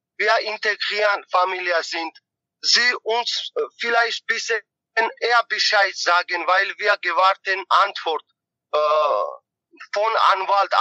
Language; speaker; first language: German; non-native, learner; Georgian